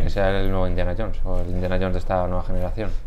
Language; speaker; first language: Spanish; native; Spanish